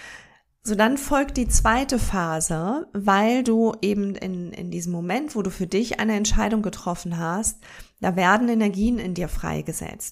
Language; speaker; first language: German; native; German